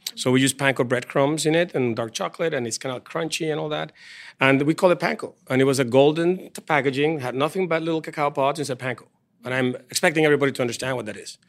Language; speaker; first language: English; non-native, fluent; Spanish